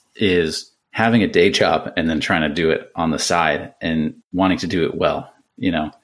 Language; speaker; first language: English; native; English